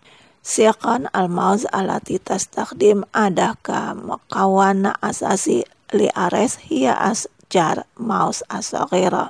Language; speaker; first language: Arabic; non-native, fluent; Indonesian